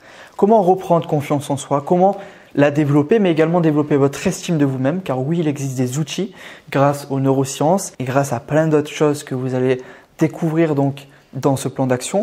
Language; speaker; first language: French; native; French